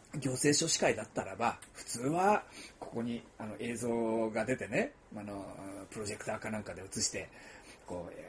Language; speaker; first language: Japanese; native; Japanese